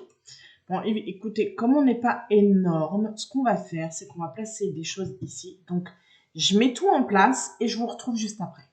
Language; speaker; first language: French; native; French